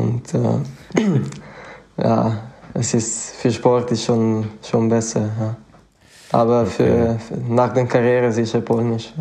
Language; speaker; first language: German; non-native, fluent; Italian